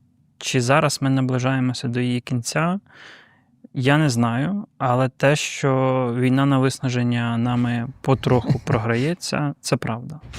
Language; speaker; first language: Ukrainian; native; Ukrainian